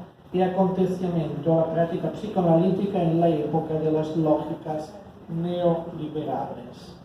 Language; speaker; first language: Spanish; non-native, fluent; Italian